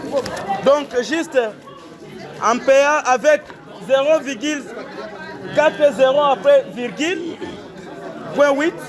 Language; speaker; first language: French; non-native, local second language; Swahili